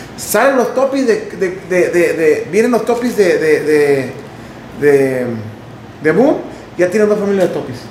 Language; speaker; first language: Spanish; early bilingual, heritage; Spanish